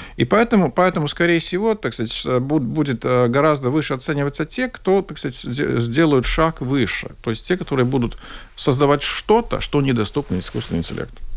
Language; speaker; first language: Russian; non-native, local second language; Latvian